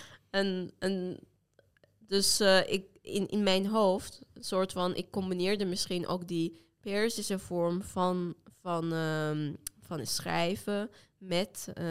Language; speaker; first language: Dutch; non-native, fluent; Azerbaijani